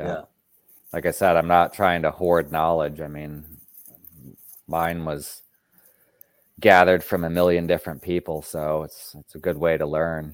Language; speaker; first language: English; native; English